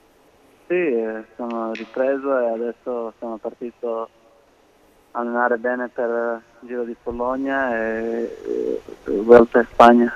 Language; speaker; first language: Italian; non-native, learner; Croatian